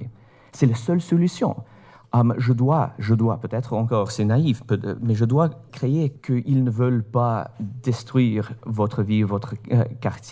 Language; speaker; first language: French; non-native, fluent; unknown